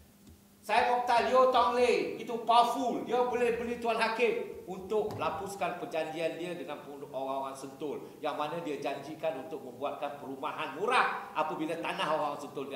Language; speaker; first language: Malay; native; Malay